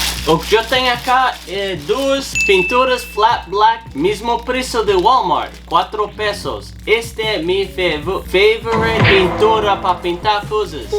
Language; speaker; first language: Spanish; non-native, learner; English